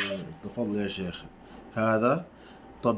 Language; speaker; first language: Arabic; non-native, fluent; English